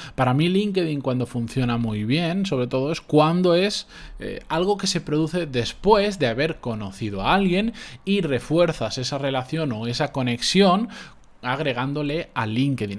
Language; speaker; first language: Spanish; native; Spanish